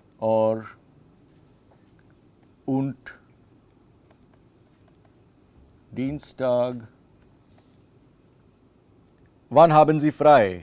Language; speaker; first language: German; non-native, fluent; Hindi